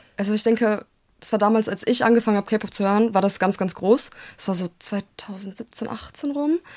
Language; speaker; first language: German; native; German